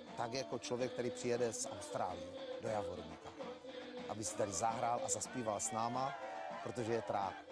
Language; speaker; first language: Czech; early bilingual, other home language; Greek